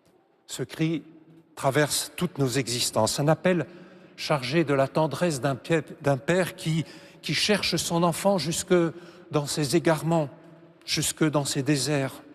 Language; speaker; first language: French; native; French